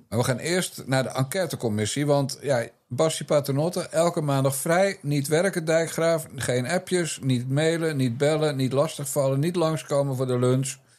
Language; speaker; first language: Dutch; native; Dutch